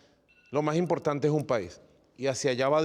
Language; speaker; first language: Spanish; native; Spanish